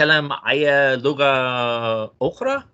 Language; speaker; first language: Arabic; non-native, fluent; English